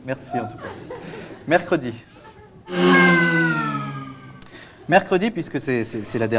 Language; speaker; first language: French; native; French